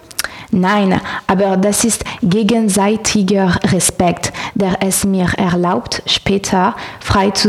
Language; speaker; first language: German; non-native, learner; French